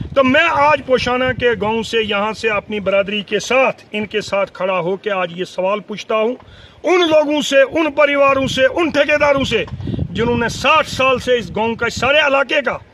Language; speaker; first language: Urdu; non-native, local second language; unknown